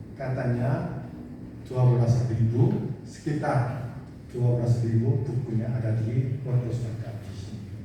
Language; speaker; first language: Indonesian; non-native, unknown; Korean